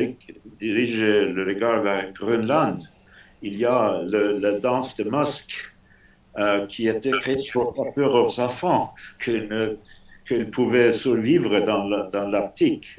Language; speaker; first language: French; non-native, fluent; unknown